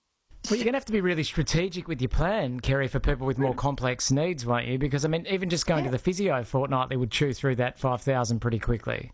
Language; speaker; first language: English; native; English